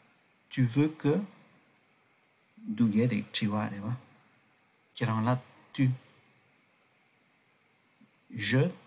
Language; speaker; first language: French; non-native, fluent; Tibetan